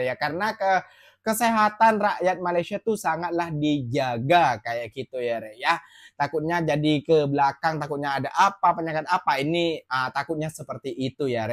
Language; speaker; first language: Indonesian; native; Indonesian